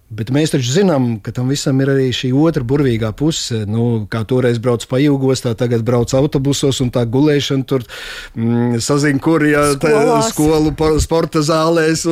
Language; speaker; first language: Latvian; native; Latvian